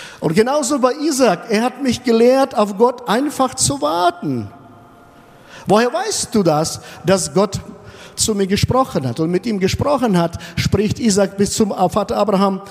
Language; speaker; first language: German; non-native, fluent; Russian